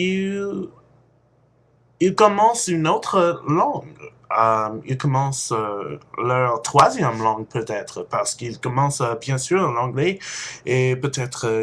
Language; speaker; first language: French; non-native, fluent; English